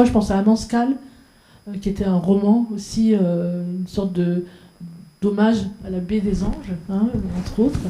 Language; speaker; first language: French; native; French